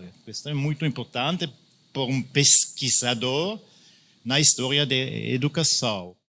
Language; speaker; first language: Portuguese; non-native, learner; French